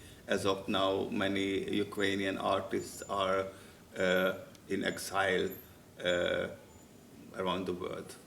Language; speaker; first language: English; non-native, fluent; Hungarian